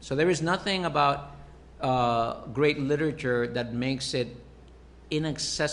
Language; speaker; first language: English; early bilingual, other home language; Spanish